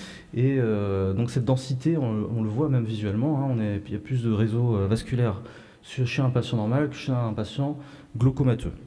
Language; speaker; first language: French; native; French